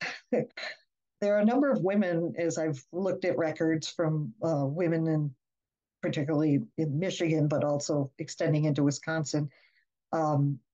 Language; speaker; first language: English; native; English